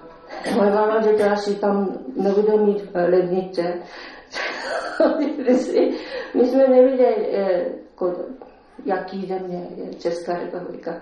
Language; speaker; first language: Czech; non-native, learner; Japanese